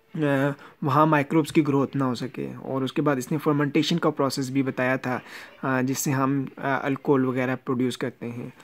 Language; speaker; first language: Urdu; non-native, local second language; Punjabi